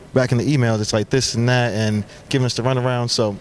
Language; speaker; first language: English; native; English